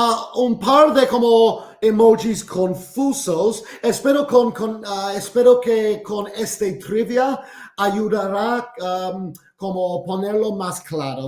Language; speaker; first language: Spanish; non-native, fluent; English